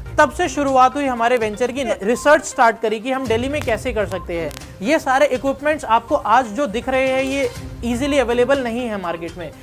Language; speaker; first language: Hindi; native; Hindi